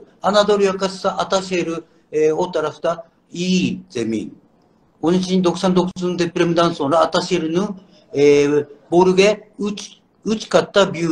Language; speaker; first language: Turkish; non-native, learner; Japanese